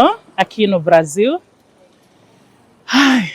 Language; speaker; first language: Portuguese; non-native, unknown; Igbo